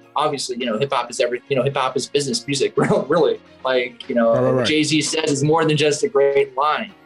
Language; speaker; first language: English; native; English